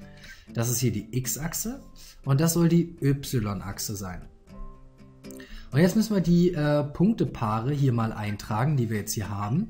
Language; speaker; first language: German; native; German